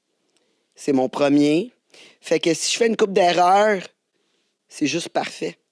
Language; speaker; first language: French; native; French